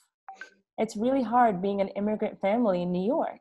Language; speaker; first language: English; early bilingual, other home language; Arabic